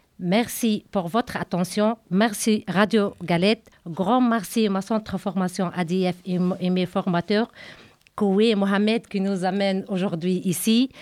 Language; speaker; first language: French; non-native, local second language; Arabic